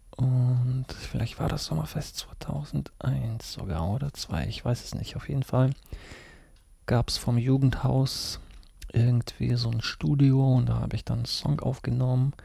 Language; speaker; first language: German; early bilingual, other home language; Russian